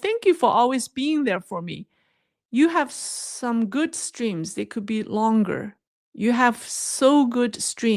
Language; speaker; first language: English; non-native, fluent; Chinese